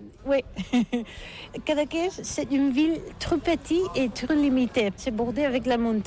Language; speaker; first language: French; non-native, learner; Catalan